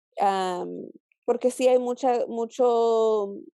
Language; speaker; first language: Spanish; early bilingual, heritage; Spanish